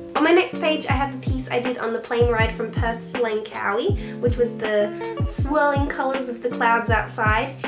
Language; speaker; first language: English; native; English